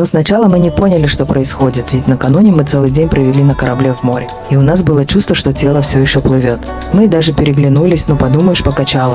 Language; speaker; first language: Russian; native; Russian